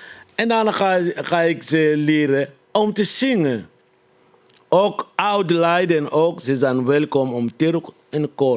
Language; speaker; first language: Dutch; non-native, fluent; Lingala